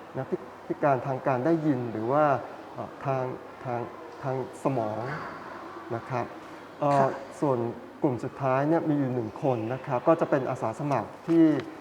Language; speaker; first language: Thai; native; Thai